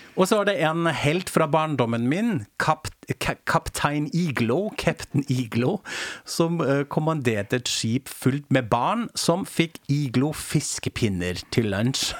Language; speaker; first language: Norwegian; non-native, fluent; German